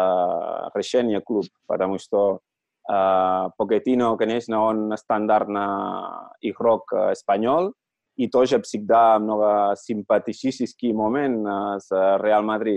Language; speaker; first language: Russian; non-native, learner; Catalan